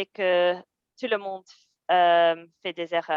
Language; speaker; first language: French; non-native, fluent; English